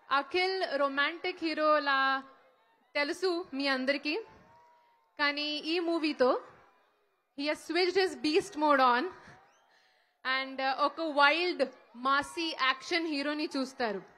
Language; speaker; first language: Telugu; non-native, learner; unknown